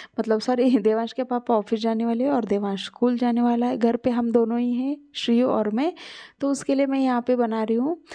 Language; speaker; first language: Hindi; non-native, local second language; Marathi